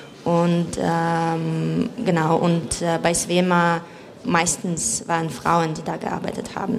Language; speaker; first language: German; non-native, fluent; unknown